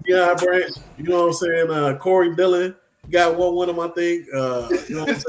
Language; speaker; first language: English; native; English